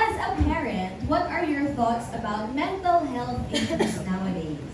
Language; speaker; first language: English; non-native, local second language; Filipino